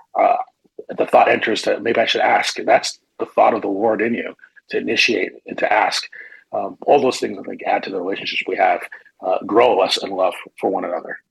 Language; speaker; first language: English; native; English